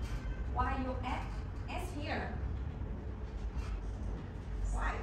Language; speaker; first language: English; non-native, learner; Vietnamese